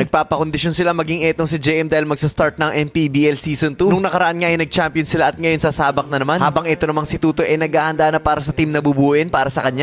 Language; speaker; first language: Filipino; native; Filipino